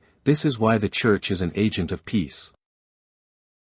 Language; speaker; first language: English; native; English